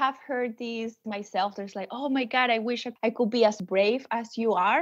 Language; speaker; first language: English; non-native, fluent; Spanish